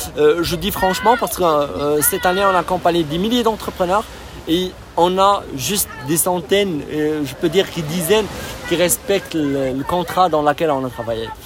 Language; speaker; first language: French; non-native, local second language; Arabic